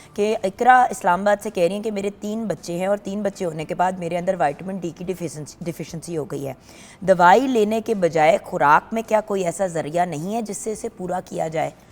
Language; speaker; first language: Urdu; native; Urdu